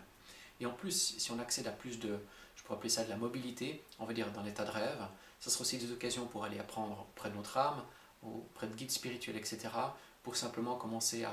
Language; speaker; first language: French; native; French